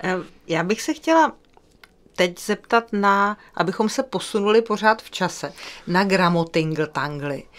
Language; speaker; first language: Czech; native; Czech